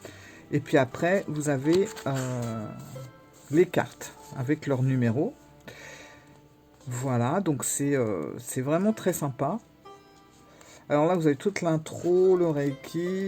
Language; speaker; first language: French; native; French